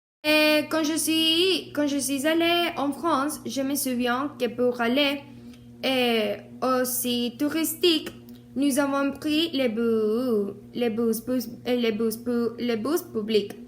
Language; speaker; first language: French; non-native, learner; Spanish